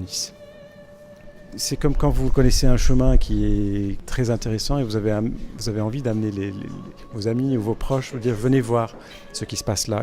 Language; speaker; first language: French; non-native, local second language; Arabic